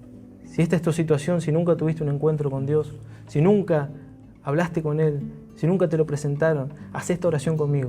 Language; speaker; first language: Spanish; native; Spanish